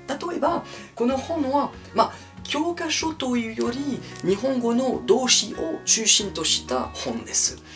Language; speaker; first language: Japanese; non-native, fluent; French